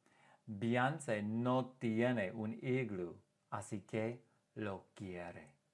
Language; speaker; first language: Spanish; non-native, fluent; English